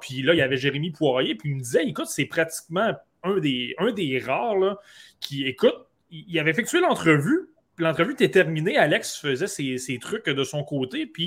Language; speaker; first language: French; native; French